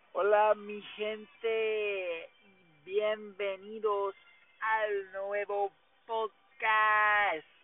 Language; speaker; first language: Spanish; non-native, learner; English